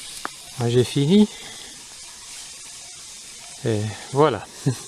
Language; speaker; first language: French; non-native, fluent; Spanish